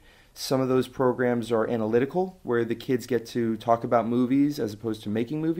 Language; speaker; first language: English; native; English